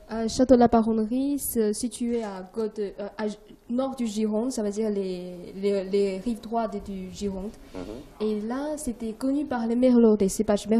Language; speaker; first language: French; non-native, learner; Chinese